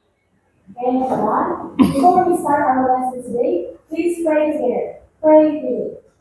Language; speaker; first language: English; non-native, learner; Indonesian